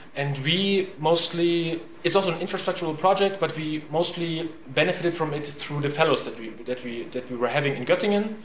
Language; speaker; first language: English; non-native, fluent; German